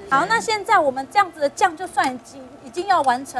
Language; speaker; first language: Chinese; native; Chinese